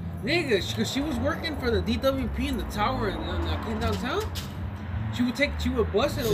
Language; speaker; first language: English; early bilingual, other home language; Spanish